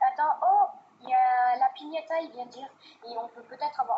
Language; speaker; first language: French; native; French